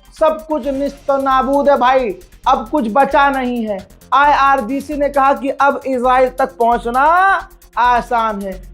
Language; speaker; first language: Hindi; native; Hindi